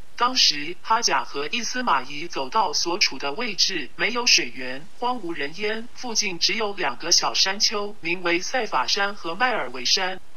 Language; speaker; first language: Chinese; non-native, local second language; Cantonese